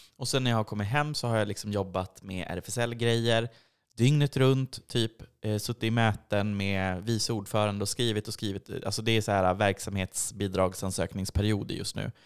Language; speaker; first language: Swedish; native; Swedish